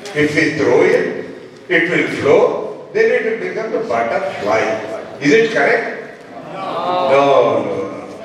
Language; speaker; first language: English; non-native, local second language; Telugu